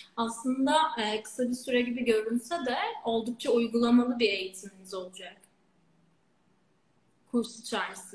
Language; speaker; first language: Turkish; native; Turkish